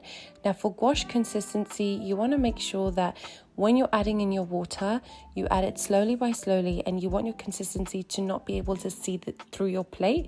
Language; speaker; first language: English; native; English